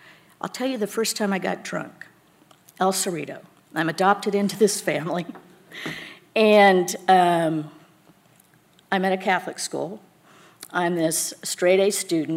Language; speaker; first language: English; native; English